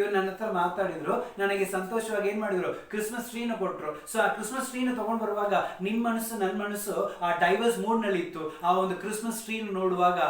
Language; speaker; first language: Kannada; non-native, local second language; Tamil